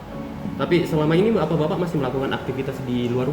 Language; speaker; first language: Indonesian; native; Indonesian